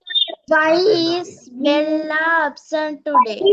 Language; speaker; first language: English; non-native, learner; Sinhala